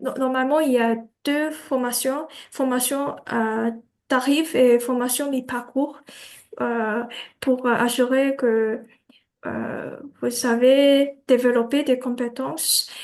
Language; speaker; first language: French; non-native, learner; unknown